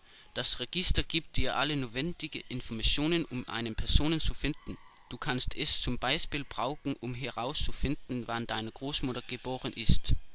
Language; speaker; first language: German; non-native, learner; Danish